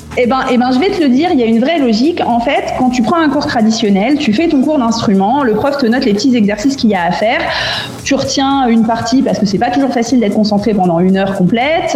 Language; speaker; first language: French; native; French